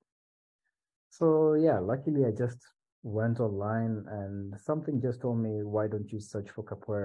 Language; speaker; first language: English; non-native, local second language; Swahili